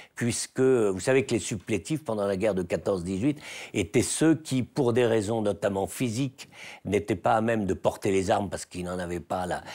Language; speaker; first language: French; native; French